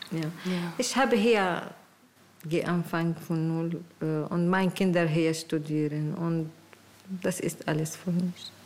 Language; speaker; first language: German; non-native, learner; Arabic